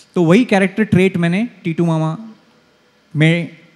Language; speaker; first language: Hindi; native; Hindi